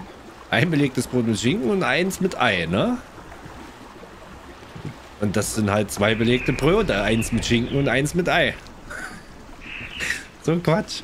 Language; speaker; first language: German; native; German